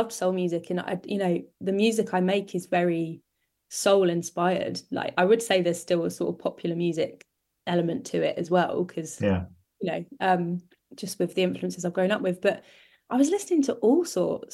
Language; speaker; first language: English; native; English